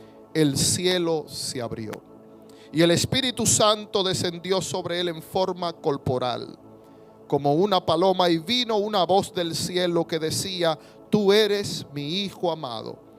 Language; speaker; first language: Spanish; native; Spanish